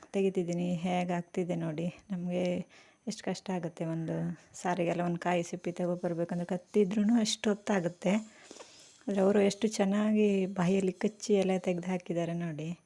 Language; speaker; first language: Kannada; native; Kannada